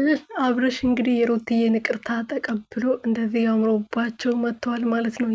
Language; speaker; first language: Amharic; native; Amharic